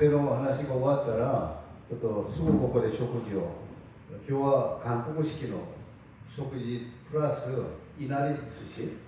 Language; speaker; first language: Japanese; non-native, fluent; Korean